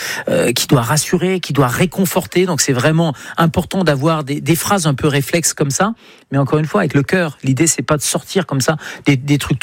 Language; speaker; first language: French; native; French